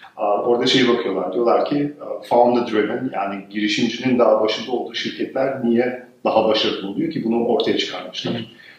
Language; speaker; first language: Turkish; early bilingual, heritage; Turkish